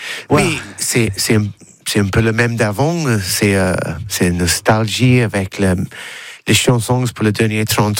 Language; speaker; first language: French; non-native, learner; English